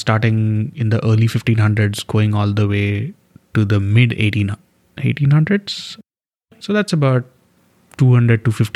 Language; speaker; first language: English; non-native, local second language; Hindi